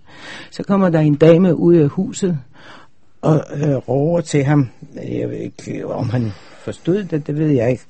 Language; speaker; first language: Danish; non-native, fluent; Polish